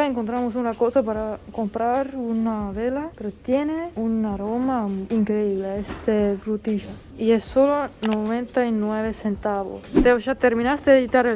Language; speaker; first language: Spanish; non-native, fluent; Estonian